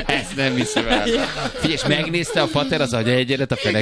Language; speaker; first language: Hungarian; native; Hungarian